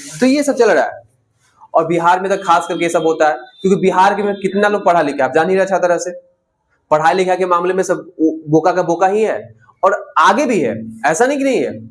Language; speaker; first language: Hindi; native; Hindi